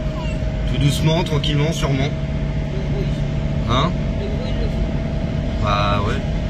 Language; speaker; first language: French; native; French